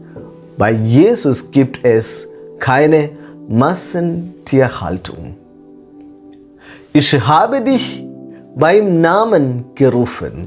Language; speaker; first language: German; non-native, fluent; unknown